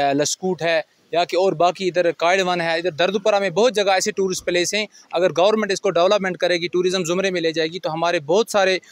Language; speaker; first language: Urdu; non-native, local second language; Kashmiri